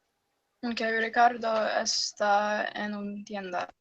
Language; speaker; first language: Spanish; non-native, learner; English